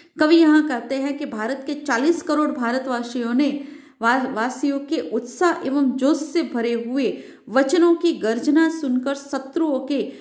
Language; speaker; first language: Hindi; non-native, local second language; Gujarati